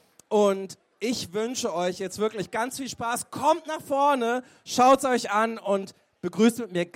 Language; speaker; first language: German; native; German